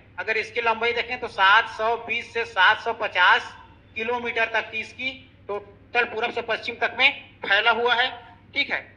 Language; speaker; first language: Hindi; native; Hindi